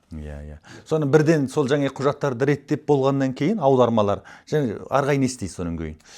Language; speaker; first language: Kazakh; early bilingual, heritage; Kazakh